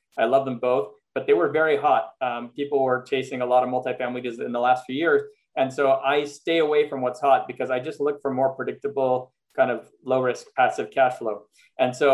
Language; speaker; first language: English; native; English